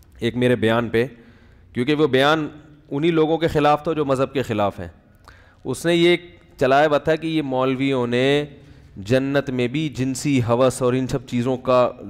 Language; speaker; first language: Urdu; native; Urdu